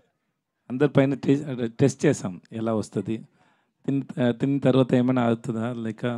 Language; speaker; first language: Telugu; non-native, learner; Tamil